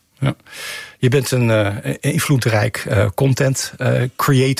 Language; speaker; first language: Dutch; native; Dutch